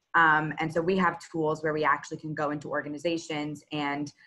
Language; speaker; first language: English; native; English